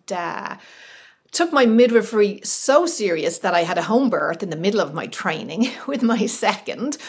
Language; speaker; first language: English; native; English